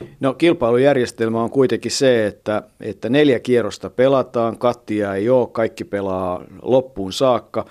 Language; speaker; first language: Finnish; native; Finnish